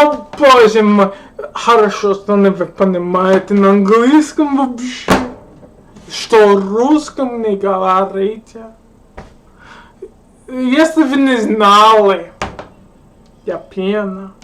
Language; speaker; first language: Russian; non-native, learner; English